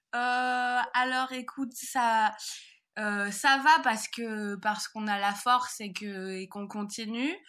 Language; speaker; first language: French; native; French